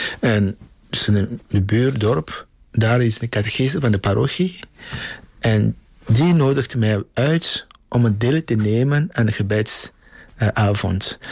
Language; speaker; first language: Dutch; non-native, fluent; Ewe